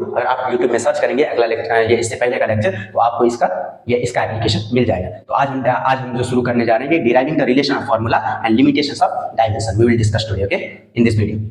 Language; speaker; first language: Hindi; non-native, local second language; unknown